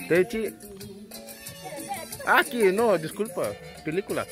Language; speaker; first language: Spanish; non-native, learner; Russian